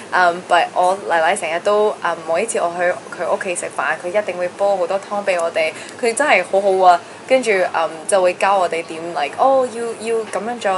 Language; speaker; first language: Cantonese; early bilingual, heritage; Cantonese